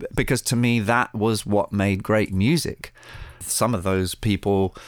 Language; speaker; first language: English; early bilingual, other home language; Spanish